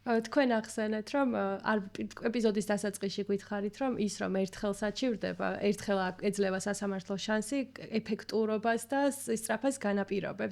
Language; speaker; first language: Georgian; native; Georgian